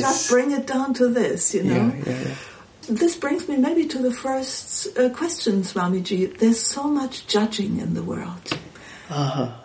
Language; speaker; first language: English; non-native, fluent; German